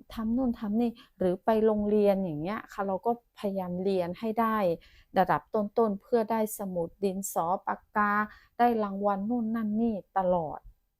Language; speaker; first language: Thai; non-native, local second language; Chinese